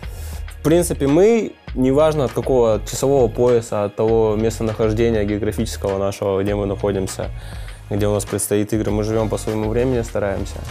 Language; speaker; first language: Russian; native; Russian